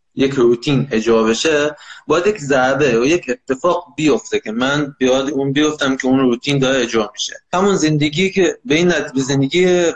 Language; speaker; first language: Persian; native; Persian